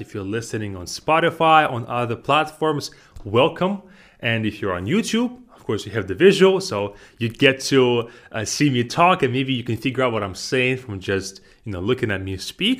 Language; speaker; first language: English; non-native, fluent; Russian